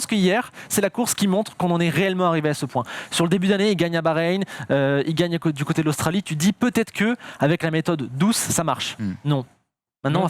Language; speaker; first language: French; native; French